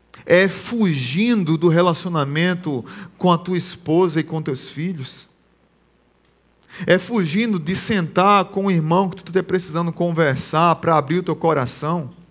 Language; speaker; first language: Portuguese; native; Portuguese